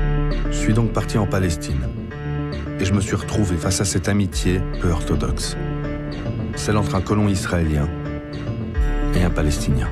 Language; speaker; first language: French; early bilingual, other home language; Arabic